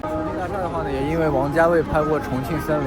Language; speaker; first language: Chinese; native; Chinese